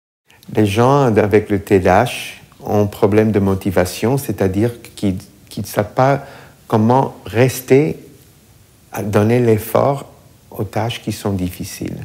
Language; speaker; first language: French; non-native, fluent; English